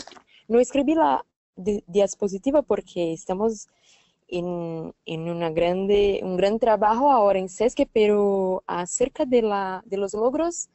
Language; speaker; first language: Spanish; non-native, learner; Portuguese